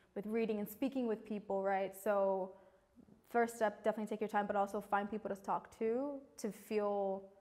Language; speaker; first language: English; native; English